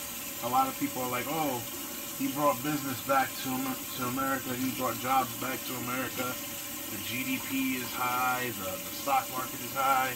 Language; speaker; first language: English; native; English